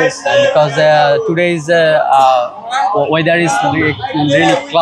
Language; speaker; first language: English; non-native, learner; Bangla